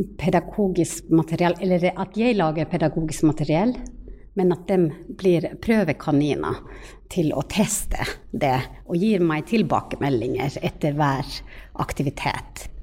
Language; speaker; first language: Norwegian; non-native, fluent; Finnish